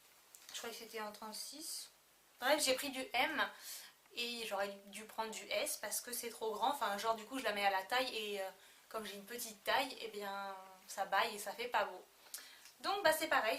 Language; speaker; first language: French; native; French